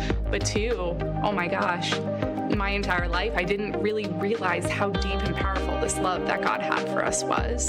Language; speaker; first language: English; native; English